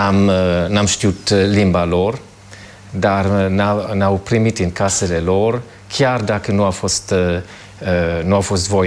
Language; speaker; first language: Romanian; non-native, fluent; German